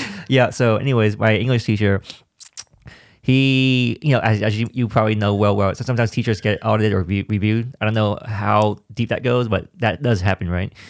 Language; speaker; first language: English; native; English